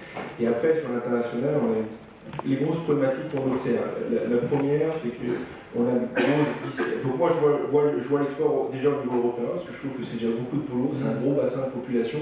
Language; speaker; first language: French; native; French